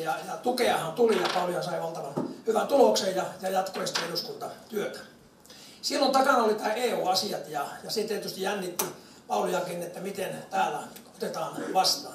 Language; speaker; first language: Finnish; native; Finnish